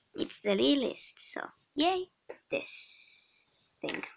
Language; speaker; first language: English; non-native, fluent; Swedish